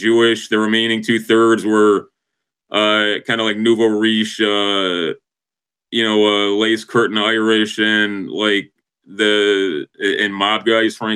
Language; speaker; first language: English; native; English